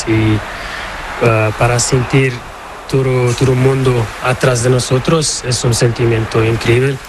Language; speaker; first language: Spanish; non-native, learner; Portuguese